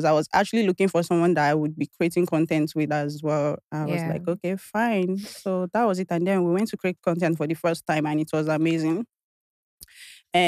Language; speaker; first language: English; non-native, local second language; Igbo